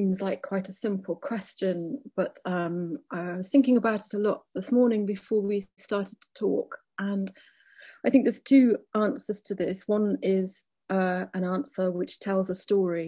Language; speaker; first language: English; native; English